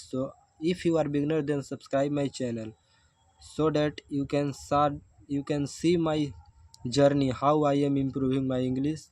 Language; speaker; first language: English; non-native, learner; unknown